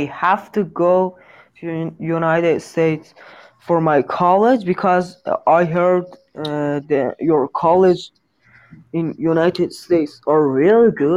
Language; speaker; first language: English; non-native, learner; Persian